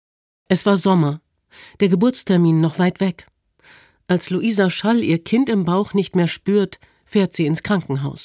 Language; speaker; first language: German; native; German